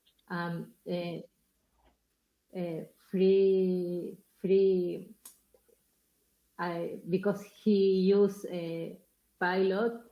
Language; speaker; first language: English; non-native, learner; Spanish